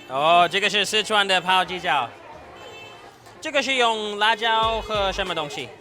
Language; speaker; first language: Chinese; non-native, fluent; English